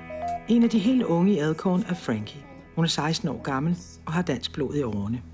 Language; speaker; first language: Danish; native; Danish